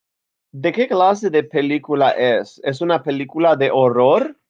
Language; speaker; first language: Spanish; non-native, fluent; English